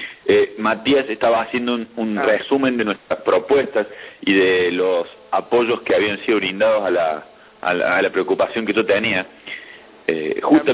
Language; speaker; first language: Spanish; native; Spanish